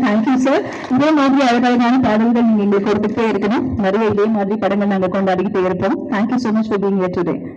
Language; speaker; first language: Tamil; native; Tamil